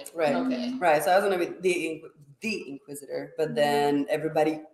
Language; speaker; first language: English; non-native, fluent; Spanish